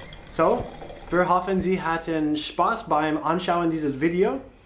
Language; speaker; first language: German; non-native, learner; English